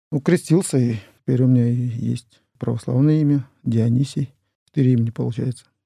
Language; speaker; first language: Russian; non-native, local second language; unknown